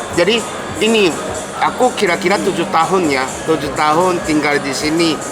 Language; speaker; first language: Indonesian; non-native, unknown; Japanese